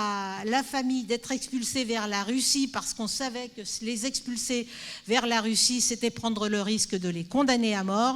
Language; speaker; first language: French; native; French